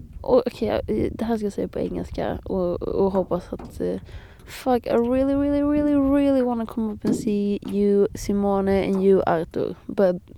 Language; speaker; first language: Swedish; native; Swedish